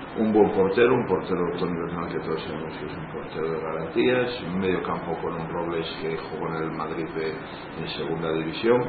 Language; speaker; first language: Spanish; native; Spanish